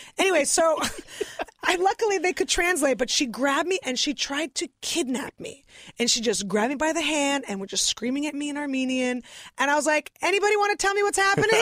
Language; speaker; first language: English; early bilingual, other home language; Russian